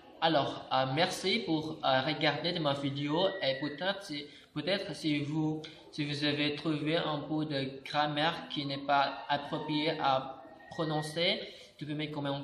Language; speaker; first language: French; non-native, learner; Indonesian